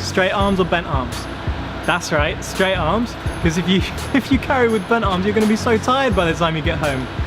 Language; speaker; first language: English; native; English